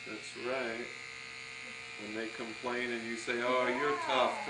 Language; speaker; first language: English; native; English